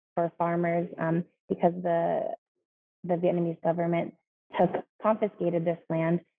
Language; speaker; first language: English; native; English